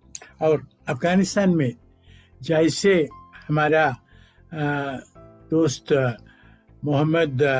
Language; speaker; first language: Hindi; non-native, local second language; Malayalam